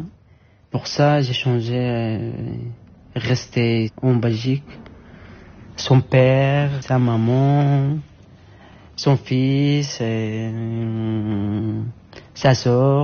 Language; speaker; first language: French; non-native, learner; Arabic